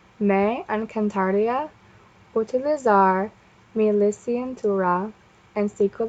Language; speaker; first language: Spanish; non-native, learner; English